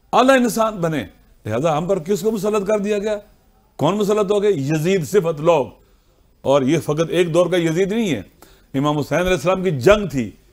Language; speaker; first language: Urdu; non-native, local second language; Punjabi